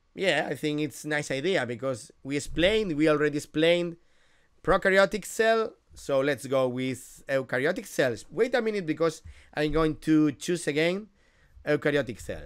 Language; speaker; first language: English; non-native, fluent; Galician